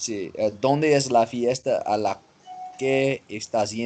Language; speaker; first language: Spanish; non-native, learner; English